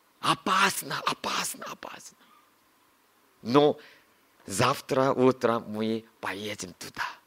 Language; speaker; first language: Russian; non-native, learner; Korean